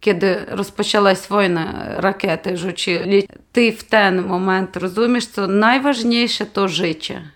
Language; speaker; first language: Polish; non-native, learner; Ukrainian